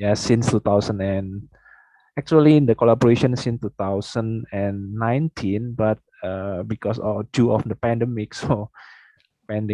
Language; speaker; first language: English; non-native, fluent; Indonesian